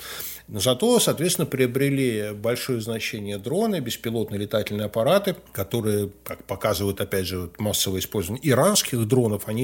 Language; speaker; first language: Russian; native; Russian